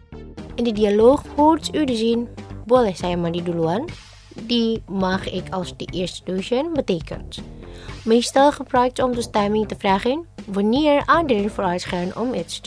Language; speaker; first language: Dutch; non-native, learner; Indonesian